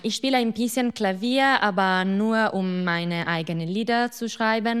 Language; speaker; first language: German; non-native, fluent; Italian